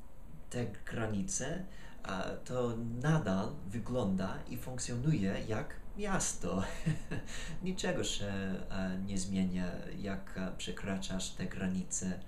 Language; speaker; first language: Polish; non-native, fluent; English